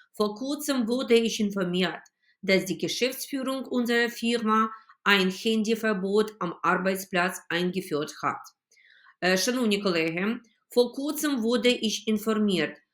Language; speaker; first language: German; non-native, fluent; Ukrainian